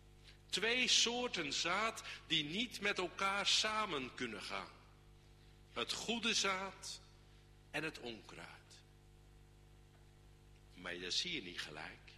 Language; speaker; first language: Dutch; native; Dutch